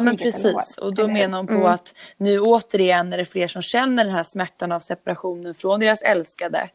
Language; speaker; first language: Swedish; native; Swedish